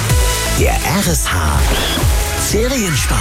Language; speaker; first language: German; native; German